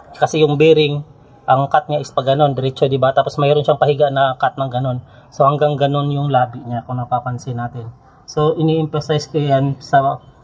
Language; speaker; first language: Filipino; native; Filipino